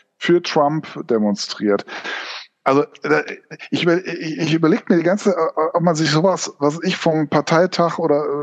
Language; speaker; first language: German; native; German